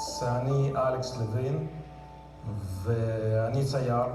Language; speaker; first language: Hebrew; non-native, fluent; Russian